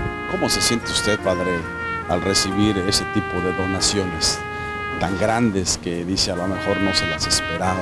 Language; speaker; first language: Spanish; native; Spanish